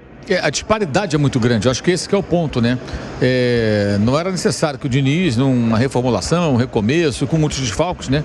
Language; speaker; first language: Portuguese; native; Portuguese